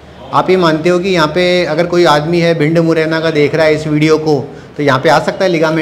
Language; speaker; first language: Hindi; native; Hindi